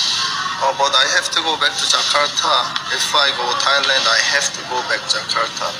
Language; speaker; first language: English; non-native, learner; Korean